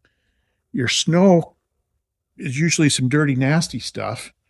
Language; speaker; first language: English; native; English